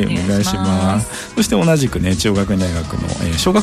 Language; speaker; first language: Japanese; native; Japanese